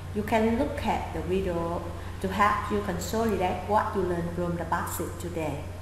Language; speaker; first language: English; non-native, fluent; Vietnamese